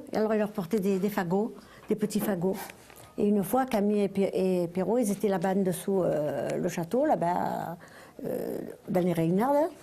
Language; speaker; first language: French; native; French